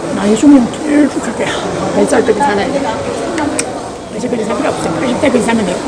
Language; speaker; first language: Korean; early bilingual, heritage; Korean